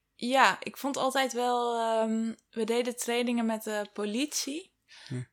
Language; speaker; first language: Dutch; native; Dutch